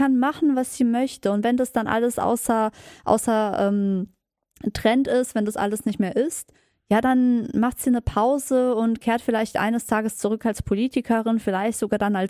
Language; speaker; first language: German; native; German